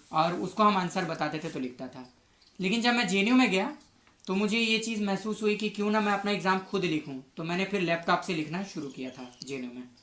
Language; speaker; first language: Hindi; native; Hindi